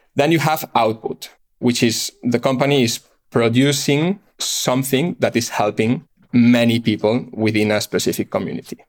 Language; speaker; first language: English; non-native, fluent; Catalan